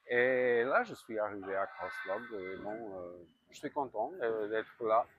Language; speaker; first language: French; non-native, fluent; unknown